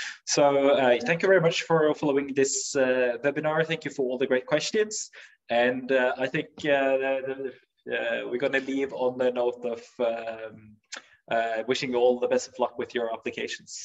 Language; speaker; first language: English; non-native, fluent; Norwegian